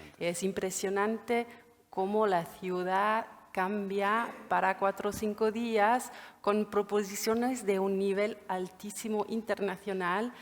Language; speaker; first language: Spanish; non-native, fluent; German